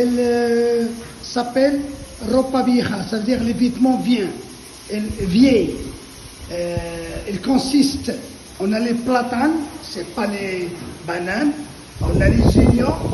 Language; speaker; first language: French; non-native, local second language; Arabic